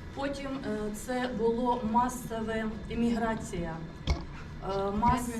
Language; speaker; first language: Ukrainian; non-native, local second language; Russian